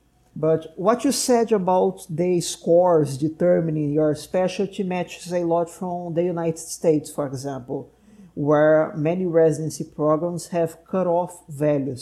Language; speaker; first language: English; non-native, fluent; Portuguese